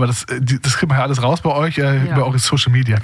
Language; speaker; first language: German; native; German